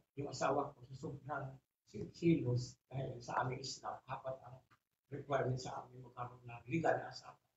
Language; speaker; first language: Filipino; non-native, local second language; Bikol